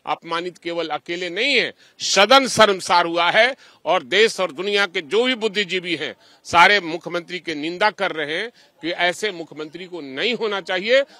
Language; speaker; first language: Hindi; native; Hindi